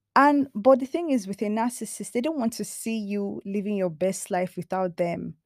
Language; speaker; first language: English; non-native, local second language; Yoruba